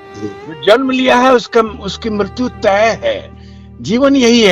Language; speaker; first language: Hindi; native; Hindi